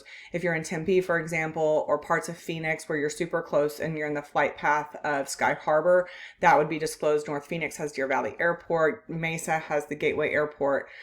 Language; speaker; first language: English; native; English